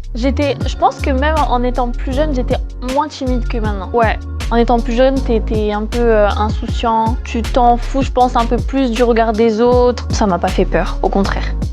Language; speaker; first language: French; early bilingual, other home language; Malagasy